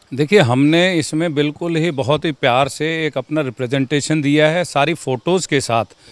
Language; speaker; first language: Hindi; native; Hindi